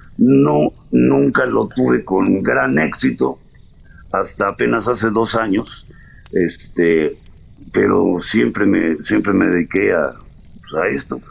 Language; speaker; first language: Spanish; native; Spanish